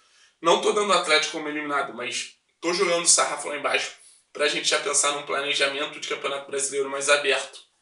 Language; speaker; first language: Portuguese; native; Portuguese